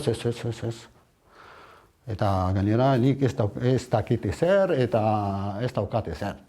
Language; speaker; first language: Basque; non-native, learner; Arabic